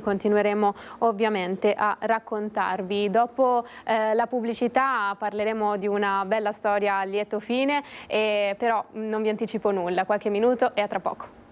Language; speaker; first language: Italian; native; Italian